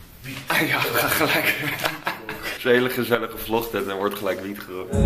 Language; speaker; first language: Dutch; native; Dutch